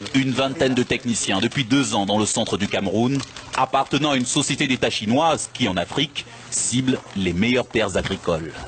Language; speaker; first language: French; native; French